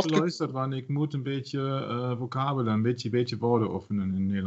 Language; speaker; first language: Dutch; non-native, learner; German